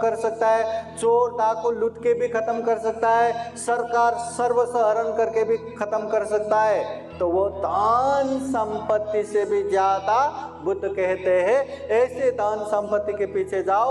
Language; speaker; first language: Hindi; non-native, local second language; Marathi